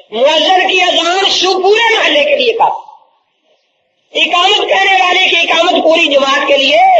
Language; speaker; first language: Urdu; native; Urdu